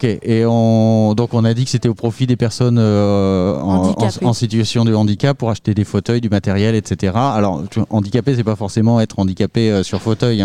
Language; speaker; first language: French; native; French